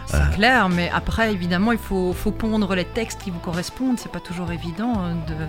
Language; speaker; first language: French; native; French